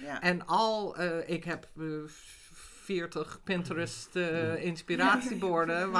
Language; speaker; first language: Dutch; non-native, fluent; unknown